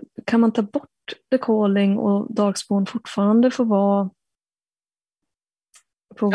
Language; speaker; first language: Swedish; native; Swedish